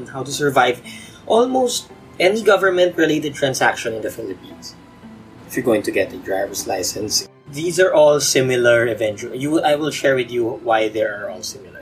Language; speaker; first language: English; non-native, local second language; Filipino